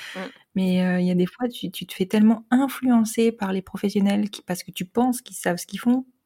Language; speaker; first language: French; native; French